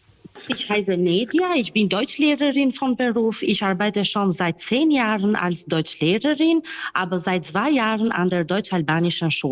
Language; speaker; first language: German; non-native, fluent; Albanian